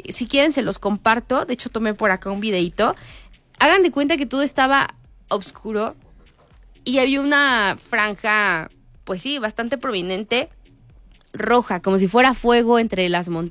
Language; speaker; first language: Spanish; native; Spanish